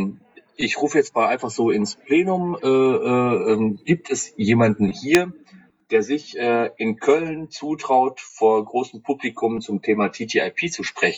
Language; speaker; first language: German; native; German